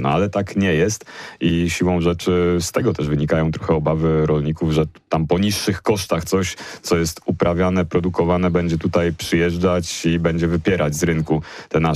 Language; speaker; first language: Polish; native; Polish